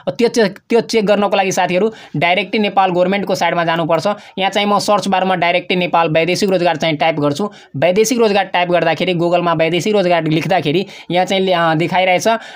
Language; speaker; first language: Nepali; non-native, local second language; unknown